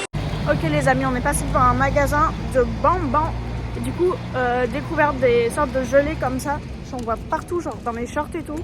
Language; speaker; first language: French; native; French